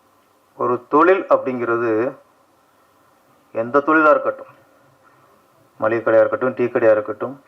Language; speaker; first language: Tamil; native; Tamil